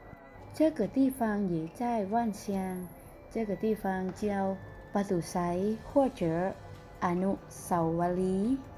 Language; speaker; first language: Chinese; non-native, learner; Lao